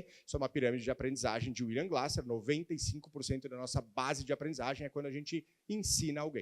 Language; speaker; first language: Portuguese; native; Portuguese